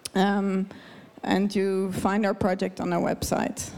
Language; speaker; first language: English; non-native, fluent; Dutch